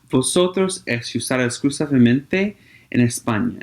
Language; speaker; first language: Spanish; non-native, learner; English